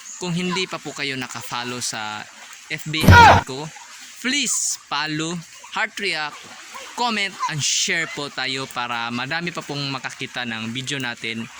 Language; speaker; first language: Filipino; non-native, local second language; Cebuano